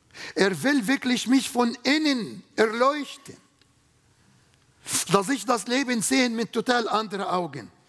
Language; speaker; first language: German; non-native, fluent; Arabic